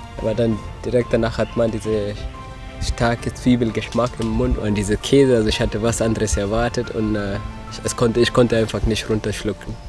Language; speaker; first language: German; non-native, fluent; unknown